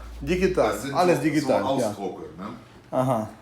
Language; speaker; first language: German; non-native, learner; Ukrainian